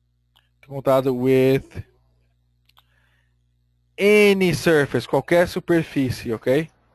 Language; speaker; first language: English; non-native, fluent; Portuguese